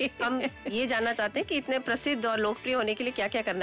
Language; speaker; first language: Hindi; native; Hindi